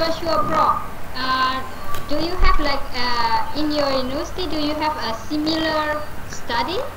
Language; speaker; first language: English; non-native, local second language; Malay